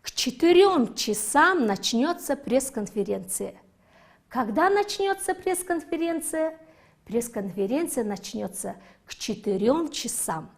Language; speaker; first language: Russian; non-native, fluent; Mongolian